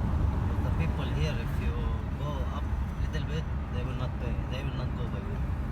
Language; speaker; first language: English; non-native, learner; Arabic